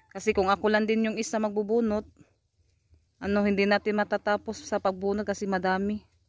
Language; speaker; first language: Filipino; non-native, local second language; Cebuano